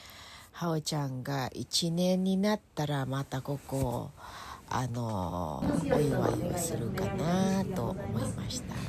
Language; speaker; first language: Japanese; non-native, fluent; Filipino